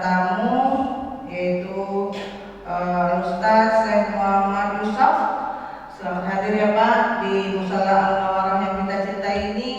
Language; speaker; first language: Indonesian; native; Indonesian